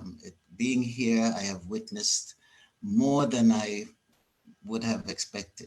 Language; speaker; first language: English; native; English